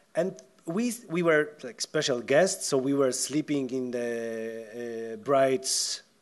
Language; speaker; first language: English; non-native, fluent; Polish